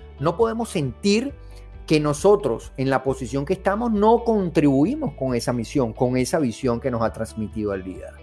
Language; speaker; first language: Spanish; native; Spanish